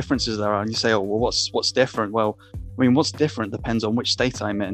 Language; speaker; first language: English; native; English